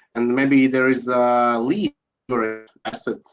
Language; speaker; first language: English; non-native, fluent; Latvian